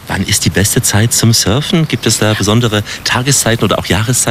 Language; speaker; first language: German; native; German